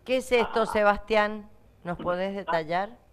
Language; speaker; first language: Spanish; native; Spanish